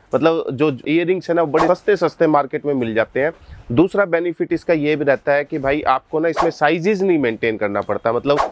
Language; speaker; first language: Hindi; native; Hindi